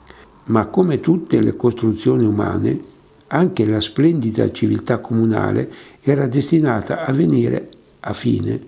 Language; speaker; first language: Italian; native; Italian